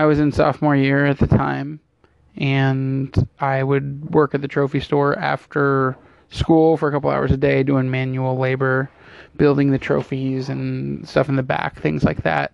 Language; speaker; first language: English; native; English